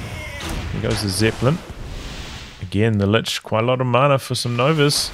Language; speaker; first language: English; native; English